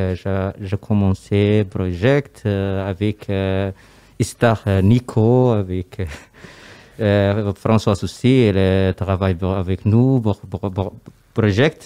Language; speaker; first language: French; non-native, learner; Somali